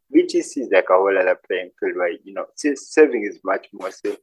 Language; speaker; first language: English; non-native, local second language; Ganda